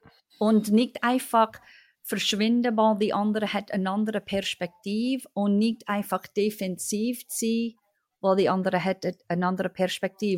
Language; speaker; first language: German; non-native, fluent; English